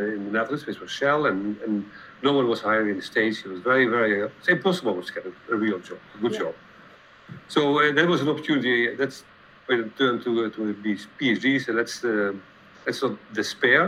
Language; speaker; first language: English; non-native, fluent; Dutch